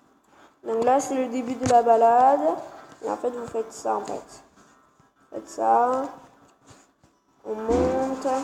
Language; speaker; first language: French; native; French